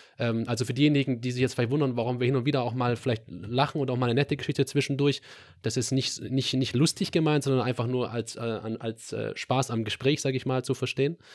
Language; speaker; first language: German; native; German